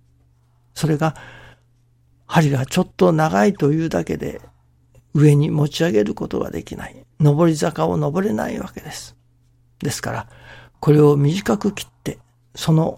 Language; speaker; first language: Japanese; native; Japanese